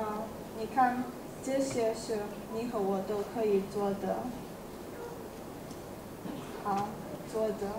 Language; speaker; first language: Chinese; non-native, learner; Indonesian